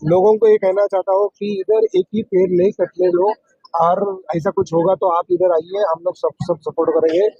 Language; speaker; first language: Hindi; non-native, local second language; Marathi